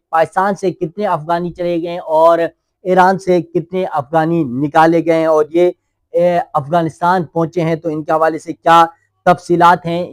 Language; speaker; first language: Urdu; non-native, local second language; Shina